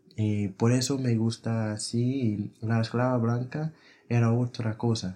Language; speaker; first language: Spanish; non-native, fluent; English